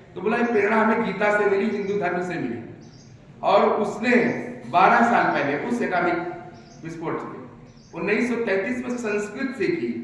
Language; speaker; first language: Hindi; native; Hindi